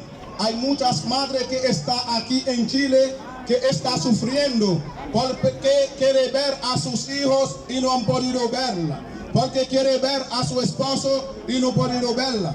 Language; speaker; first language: Spanish; non-native, fluent; Haitian Creole